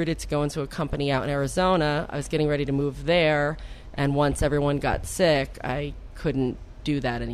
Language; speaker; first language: English; native; English